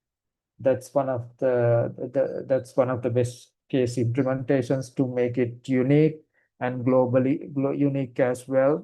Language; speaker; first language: English; non-native, fluent; Sinhala